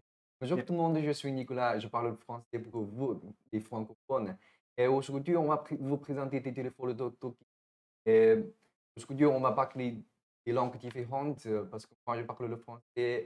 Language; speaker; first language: French; non-native, fluent; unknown